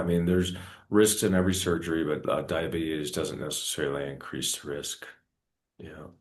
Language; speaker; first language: English; native; English